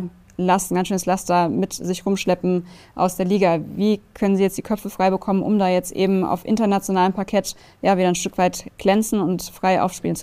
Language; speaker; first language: German; native; German